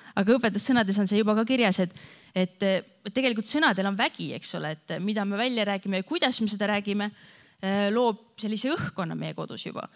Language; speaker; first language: Estonian; native; Estonian